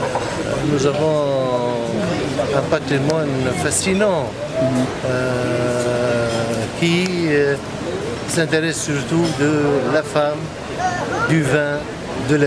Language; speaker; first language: French; non-native, local second language; Arabic